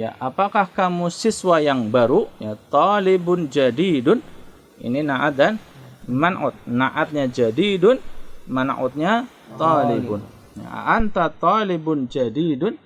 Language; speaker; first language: Indonesian; native; Indonesian